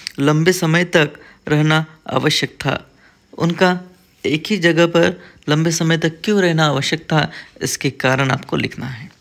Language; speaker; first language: Hindi; non-native, local second language; Marathi